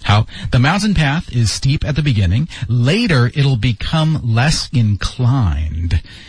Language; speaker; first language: English; native; English